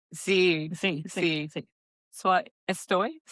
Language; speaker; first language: Spanish; non-native, learner; English